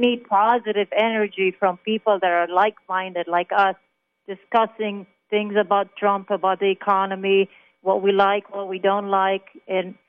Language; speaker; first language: English; non-native, fluent; Hebrew